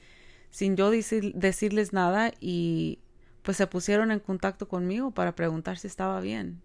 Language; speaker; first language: Spanish; early bilingual, heritage; Spanish